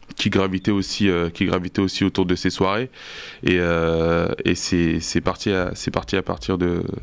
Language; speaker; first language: French; native; French